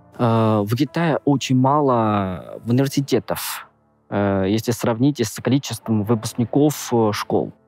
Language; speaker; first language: Russian; non-native, fluent; Chinese